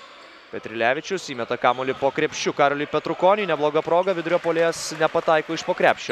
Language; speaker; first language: Lithuanian; native; Lithuanian